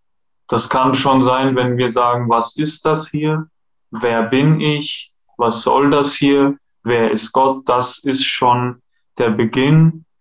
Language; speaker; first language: German; non-native, fluent; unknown